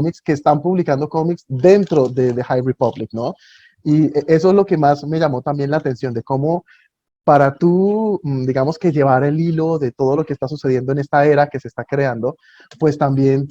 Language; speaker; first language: Spanish; native; Spanish